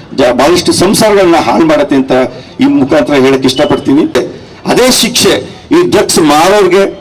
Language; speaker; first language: Kannada; native; Kannada